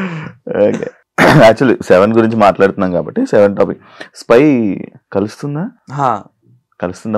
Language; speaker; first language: Telugu; native; Telugu